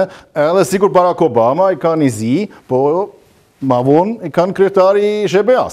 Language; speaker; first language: Albanian; non-native, learner; German